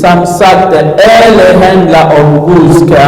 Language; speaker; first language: Swedish; non-native, learner; French